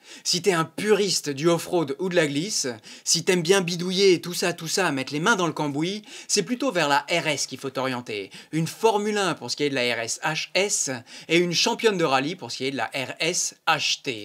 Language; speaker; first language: French; native; French